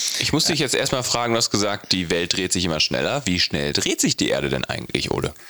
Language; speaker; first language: German; native; German